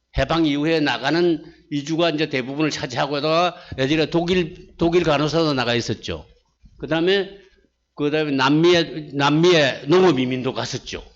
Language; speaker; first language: Korean; native; Korean